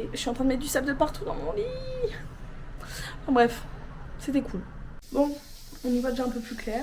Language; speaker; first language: French; native; French